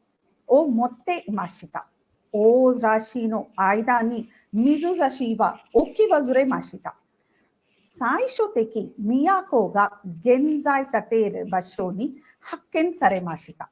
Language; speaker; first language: Japanese; non-native, fluent; Tamil